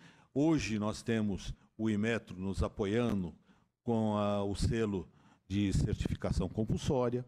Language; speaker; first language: Portuguese; native; Portuguese